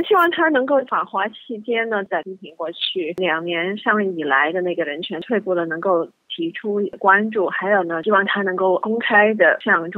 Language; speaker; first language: Chinese; native; Chinese